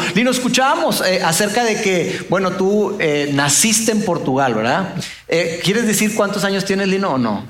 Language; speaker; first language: Spanish; native; Spanish